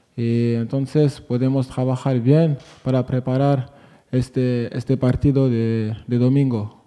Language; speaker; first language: Spanish; non-native, fluent; French